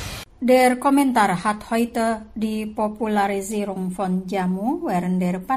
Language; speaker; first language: German; non-native, fluent; Indonesian